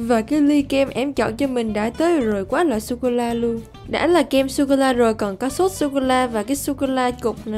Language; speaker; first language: Vietnamese; early bilingual, heritage; Vietnamese